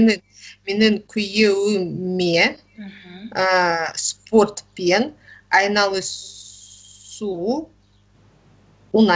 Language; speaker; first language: Kazakh; non-native, learner; Russian